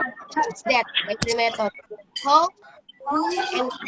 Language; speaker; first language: English; non-native, learner; Indonesian